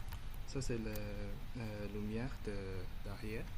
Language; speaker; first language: French; non-native, learner; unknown